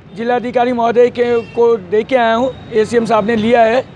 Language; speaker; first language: Hindi; native; Hindi